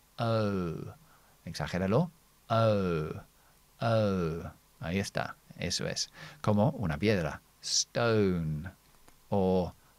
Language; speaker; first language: Spanish; non-native, fluent; English